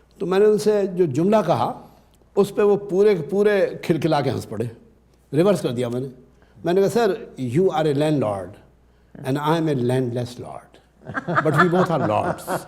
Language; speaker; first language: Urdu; native; Urdu